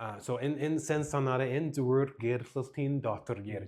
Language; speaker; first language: Mongolian; early bilingual, heritage; English